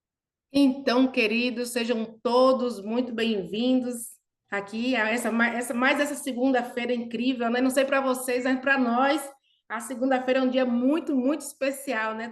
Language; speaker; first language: Portuguese; native; Portuguese